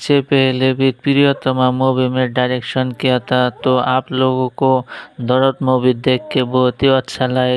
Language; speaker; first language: Hindi; non-native, fluent; Bangla